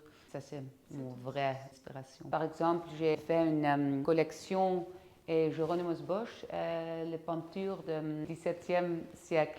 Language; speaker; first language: French; non-native, fluent; Dutch